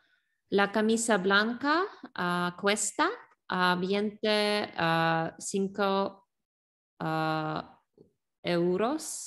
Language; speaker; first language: Spanish; non-native, learner; English